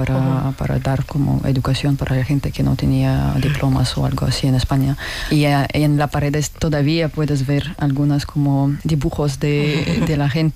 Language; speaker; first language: Spanish; non-native, learner; Russian